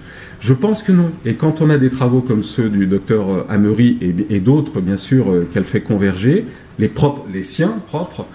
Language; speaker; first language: French; native; French